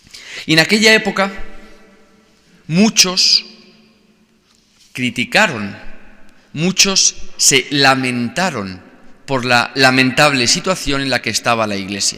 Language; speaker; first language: Spanish; native; Spanish